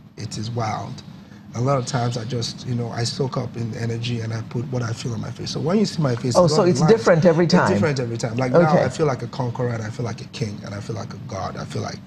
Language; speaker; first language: English; non-native, local second language; Yoruba